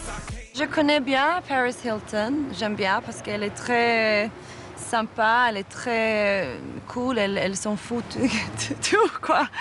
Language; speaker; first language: French; non-native, fluent; Swedish